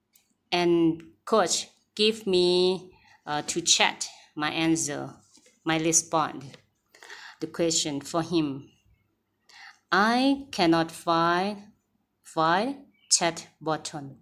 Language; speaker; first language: English; non-native, learner; Thai